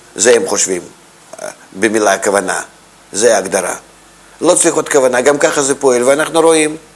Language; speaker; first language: Hebrew; non-native, fluent; Russian